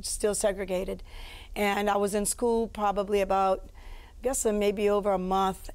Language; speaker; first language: English; early bilingual, other home language; French